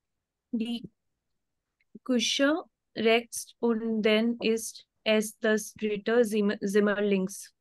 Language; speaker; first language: German; non-native, learner; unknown